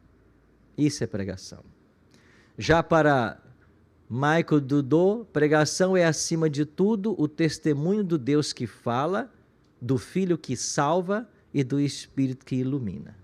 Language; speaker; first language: Portuguese; native; Portuguese